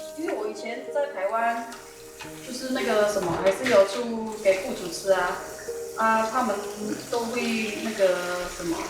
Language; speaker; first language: Chinese; non-native, fluent; Indonesian